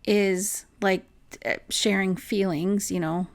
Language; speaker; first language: English; native; English